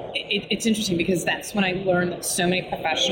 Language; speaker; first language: English; native; English